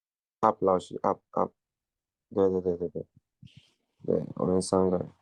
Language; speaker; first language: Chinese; non-native, learner; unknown